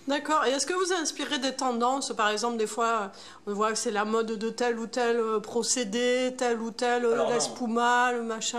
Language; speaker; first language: French; native; French